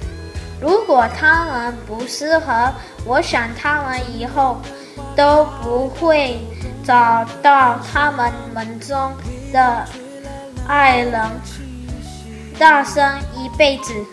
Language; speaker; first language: Chinese; non-native, learner; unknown